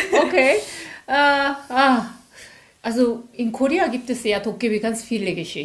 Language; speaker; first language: German; non-native, learner; Korean